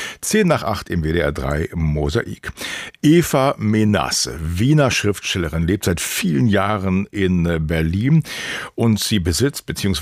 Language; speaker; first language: German; native; German